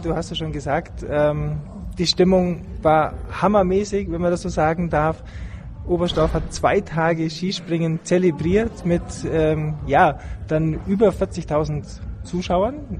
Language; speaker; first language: German; native; German